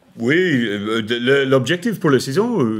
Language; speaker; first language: French; non-native, learner; English